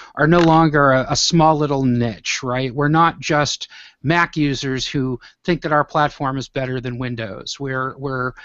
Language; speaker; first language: English; native; English